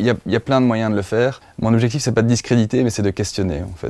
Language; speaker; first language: French; native; French